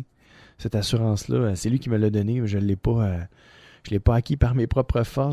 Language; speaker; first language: French; native; French